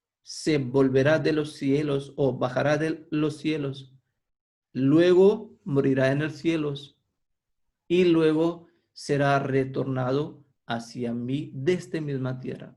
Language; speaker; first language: Spanish; non-native, fluent; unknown